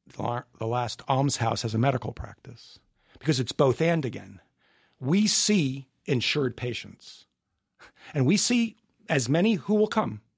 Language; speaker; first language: English; native; English